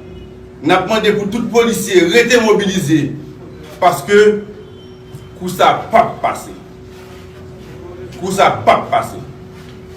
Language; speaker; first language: Haitian Creole; native; Haitian Creole